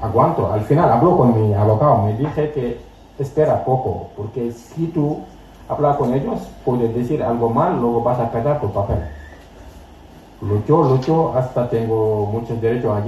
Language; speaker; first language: Spanish; non-native, learner; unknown